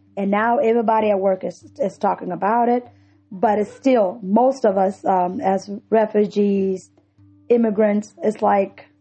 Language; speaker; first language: English; non-native, fluent; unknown